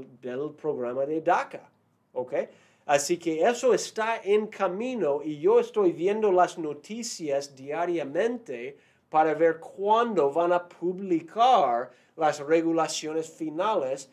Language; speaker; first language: Spanish; non-native, fluent; English